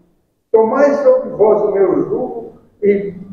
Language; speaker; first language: Portuguese; native; Portuguese